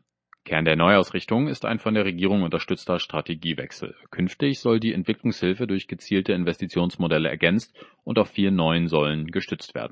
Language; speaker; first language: German; native; German